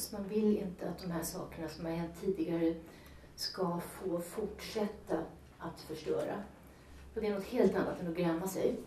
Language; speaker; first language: Swedish; native; Swedish